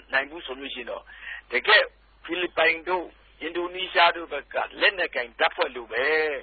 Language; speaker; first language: Burmese; non-native, local second language; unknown